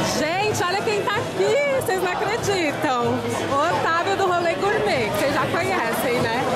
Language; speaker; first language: Portuguese; native; Portuguese